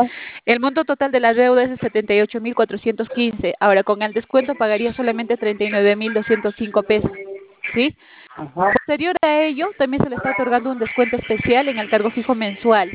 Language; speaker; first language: Spanish; native; Spanish